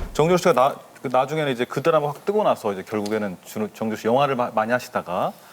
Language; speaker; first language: Korean; native; Korean